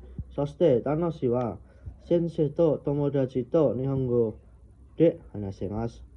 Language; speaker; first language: Japanese; non-native, learner; Indonesian